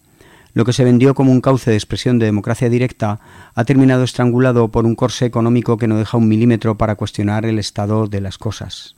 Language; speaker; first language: Spanish; native; Spanish